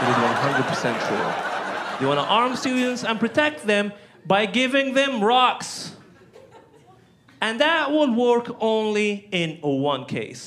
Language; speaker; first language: English; non-native, fluent; Arabic